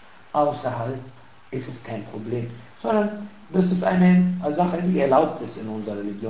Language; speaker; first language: German; non-native, fluent; Arabic